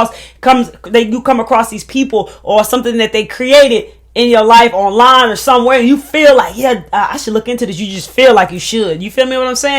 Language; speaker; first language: English; native; English